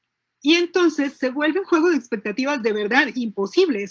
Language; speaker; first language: Spanish; native; Spanish